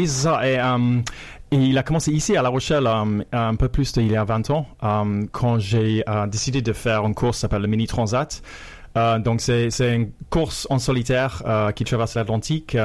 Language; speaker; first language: French; non-native, fluent; English